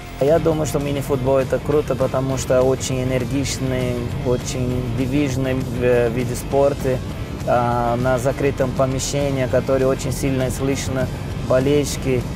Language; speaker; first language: Russian; non-native, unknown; Portuguese